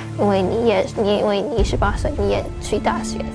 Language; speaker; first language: Chinese; non-native, learner; English